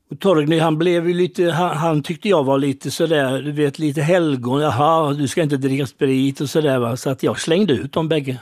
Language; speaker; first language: Swedish; native; Swedish